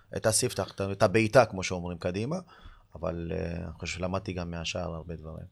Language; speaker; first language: Hebrew; early bilingual, other home language; Amharic